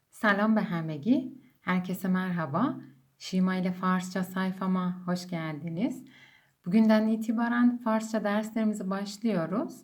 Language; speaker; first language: Turkish; non-native, fluent; Persian